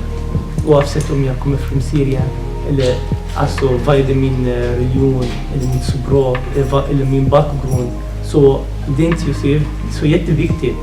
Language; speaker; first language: Swedish; non-native, fluent; Arabic